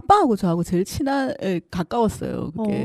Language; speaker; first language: Korean; native; Korean